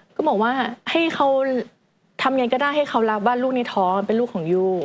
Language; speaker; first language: Thai; native; Thai